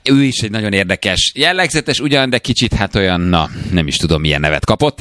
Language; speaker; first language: Hungarian; native; Hungarian